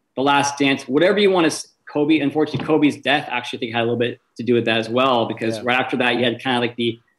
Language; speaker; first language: English; native; English